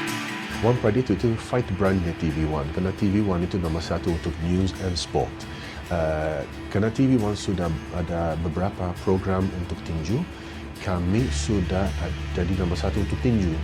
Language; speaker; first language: Indonesian; non-native, fluent; English